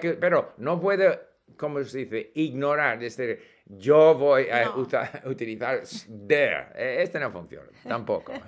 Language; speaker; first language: Spanish; non-native, fluent; English